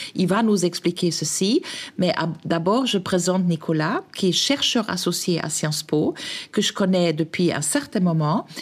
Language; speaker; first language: French; non-native, fluent; German